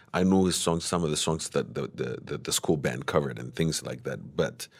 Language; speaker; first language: English; early bilingual, other home language; Amharic